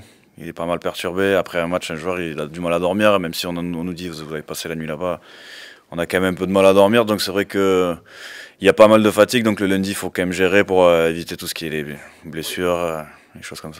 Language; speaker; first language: French; native; French